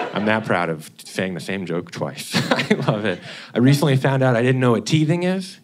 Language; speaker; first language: English; native; English